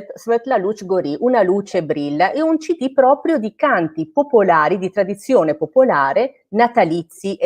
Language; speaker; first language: Italian; native; Italian